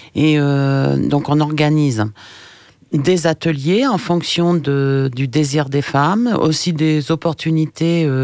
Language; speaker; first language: French; native; French